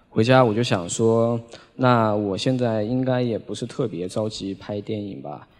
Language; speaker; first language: Chinese; native; Chinese